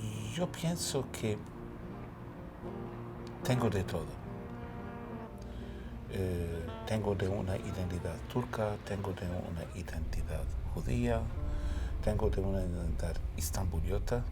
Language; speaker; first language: Spanish; early bilingual, heritage; Spanish